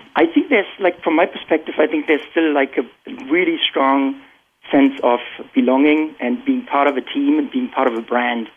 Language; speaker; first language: English; non-native, fluent; German